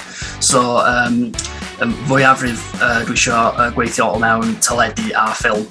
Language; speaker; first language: Welsh; non-native, local second language; English